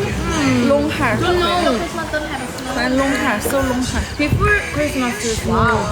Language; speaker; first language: English; non-native, learner; Thai